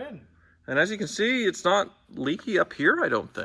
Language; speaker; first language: English; native; English